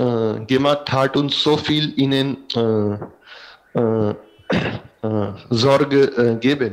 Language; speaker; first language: German; non-native, learner; Hindi